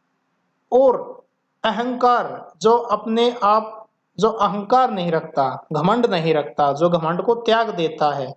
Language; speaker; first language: Hindi; native; Hindi